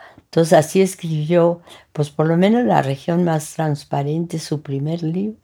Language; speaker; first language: Spanish; early bilingual, other home language; French